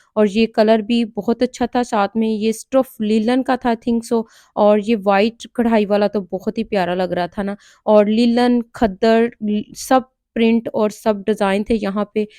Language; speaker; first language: Urdu; non-native, local second language; Punjabi